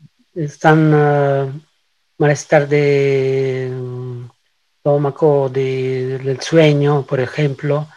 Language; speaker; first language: Spanish; non-native, learner; Italian